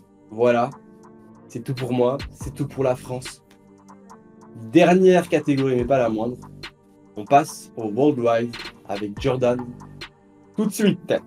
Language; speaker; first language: French; native; French